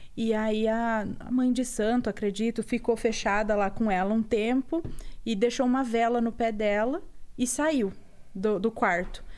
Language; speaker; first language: Portuguese; native; Portuguese